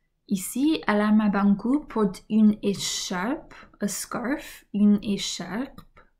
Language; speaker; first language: French; non-native, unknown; English